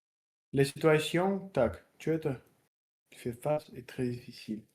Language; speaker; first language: French; non-native, learner; Russian